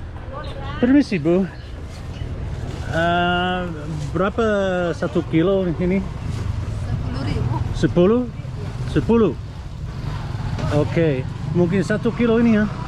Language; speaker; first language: Indonesian; non-native, learner; English